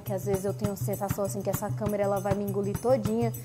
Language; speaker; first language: Portuguese; native; Portuguese